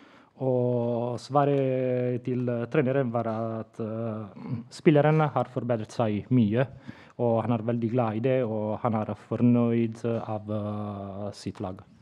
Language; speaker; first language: Norwegian; non-native, fluent; Italian